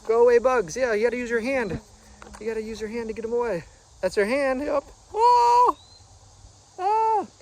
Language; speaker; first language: English; native; English